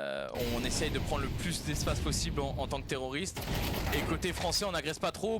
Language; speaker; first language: French; native; French